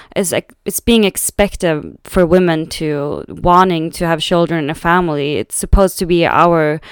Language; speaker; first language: English; non-native, fluent; Swedish